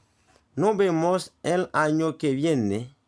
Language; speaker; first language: Spanish; non-native, learner; Haitian Creole